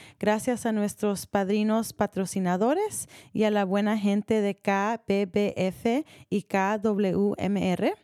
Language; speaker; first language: Spanish; early bilingual, heritage; Spanish